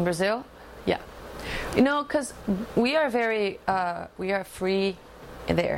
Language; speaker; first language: English; non-native, fluent; Portuguese